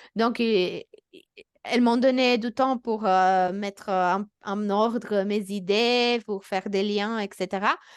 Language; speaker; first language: French; non-native, fluent; Italian